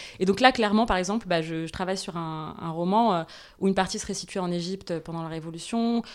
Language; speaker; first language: French; non-native, local second language; Arabic